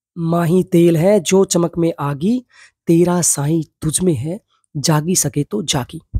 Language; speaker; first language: Hindi; native; Hindi